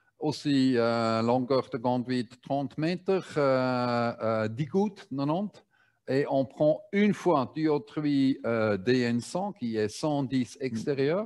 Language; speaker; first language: French; non-native, learner; German